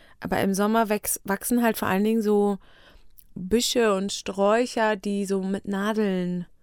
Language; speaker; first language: German; native; German